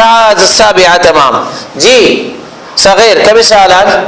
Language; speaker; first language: Arabic; non-native, fluent; Urdu